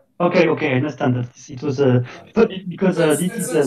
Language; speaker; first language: English; non-native, fluent; French